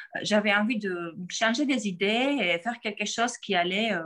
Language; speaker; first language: French; non-native, fluent; Georgian